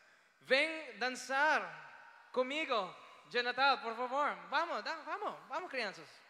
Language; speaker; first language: Portuguese; non-native, learner; Filipino